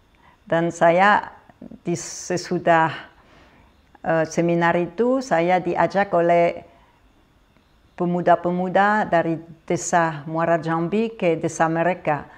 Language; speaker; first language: Indonesian; non-native, fluent; French